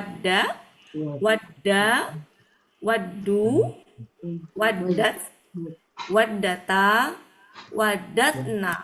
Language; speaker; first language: Arabic; non-native, fluent; Indonesian